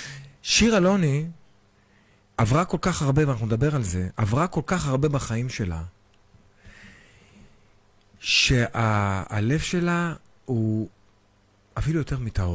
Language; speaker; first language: Hebrew; native; Hebrew